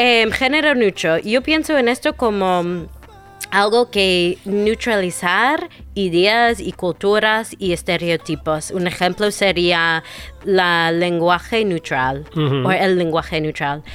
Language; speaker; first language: Spanish; non-native, fluent; English